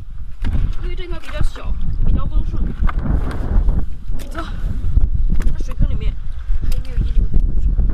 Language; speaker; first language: Chinese; native; Chinese